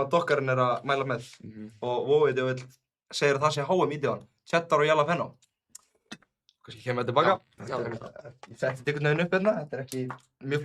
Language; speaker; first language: Icelandic; native; Icelandic